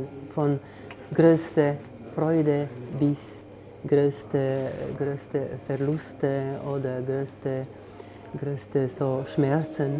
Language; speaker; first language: German; non-native, fluent; Slovak